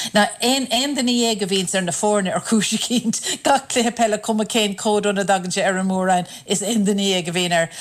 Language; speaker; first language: Irish; non-native, local second language; English